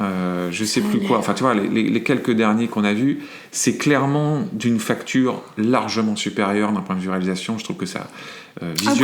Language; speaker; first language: French; native; French